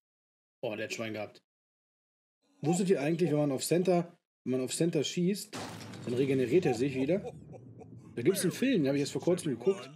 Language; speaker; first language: German; native; German